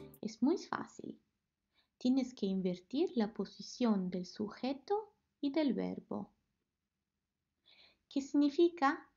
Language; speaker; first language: Spanish; non-native, fluent; Italian